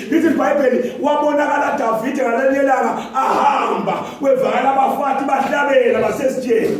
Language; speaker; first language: Zulu; non-native, local second language; Swati